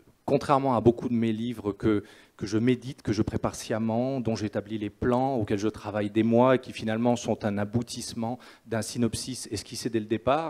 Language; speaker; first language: French; native; French